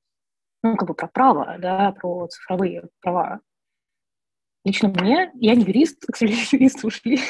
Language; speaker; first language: Russian; native; Russian